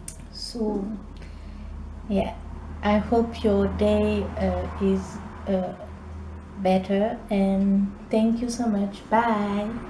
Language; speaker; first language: English; non-native, learner; French